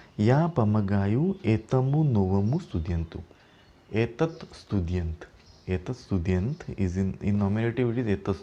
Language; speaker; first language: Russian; non-native, fluent; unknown